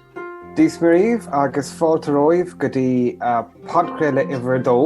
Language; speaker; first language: Irish; native; Irish